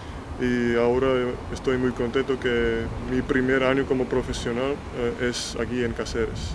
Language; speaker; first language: Spanish; non-native, fluent; Georgian